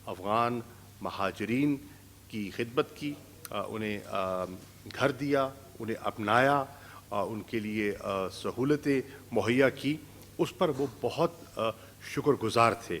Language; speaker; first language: Urdu; native; Urdu